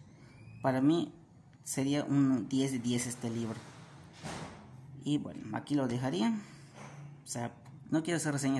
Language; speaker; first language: Spanish; native; Spanish